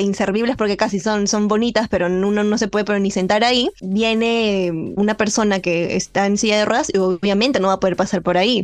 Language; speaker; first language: Spanish; native; Spanish